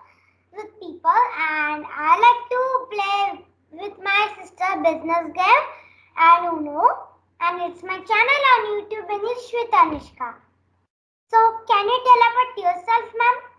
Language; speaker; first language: English; non-native, learner; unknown